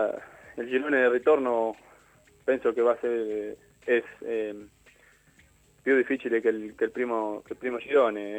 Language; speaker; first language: Italian; non-native, learner; Spanish